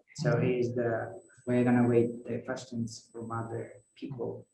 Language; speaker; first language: English; non-native, fluent; Kazakh